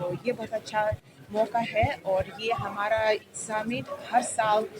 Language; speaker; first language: Hindi; non-native, fluent; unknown